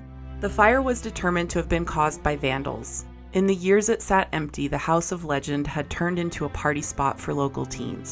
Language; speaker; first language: English; native; English